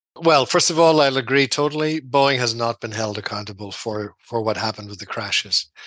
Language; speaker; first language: English; native; English